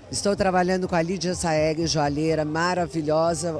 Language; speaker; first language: Portuguese; native; Portuguese